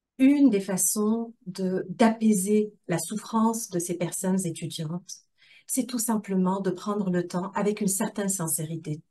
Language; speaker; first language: French; non-native, local second language; Arabic